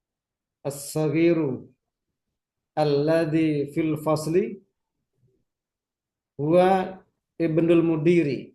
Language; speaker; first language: Arabic; non-native, fluent; Indonesian